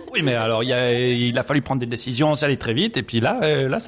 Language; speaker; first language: French; native; French